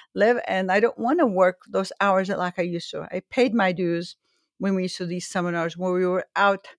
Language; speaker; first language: English; early bilingual, other home language; Arabic